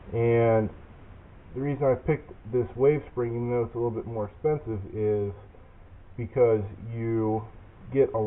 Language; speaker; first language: English; native; English